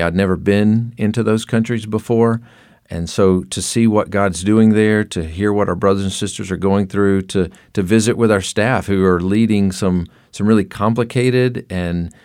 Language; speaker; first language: English; native; English